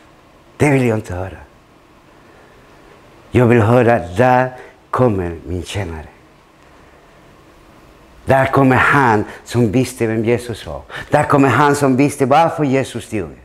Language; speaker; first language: Swedish; non-native, fluent; Spanish